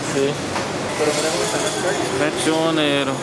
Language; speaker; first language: Spanish; non-native, learner; English